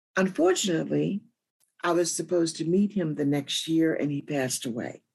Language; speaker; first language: English; native; English